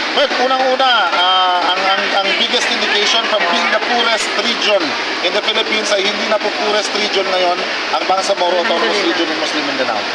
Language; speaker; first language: Filipino; non-native, local second language; Maguindanaon